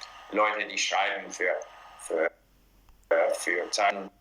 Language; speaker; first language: German; non-native, learner; English